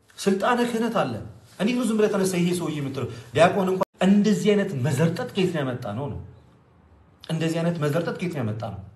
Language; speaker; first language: Amharic; non-native, local second language; Oromo